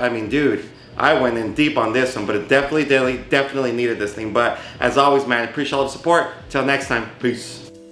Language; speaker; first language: English; early bilingual, other home language; Spanish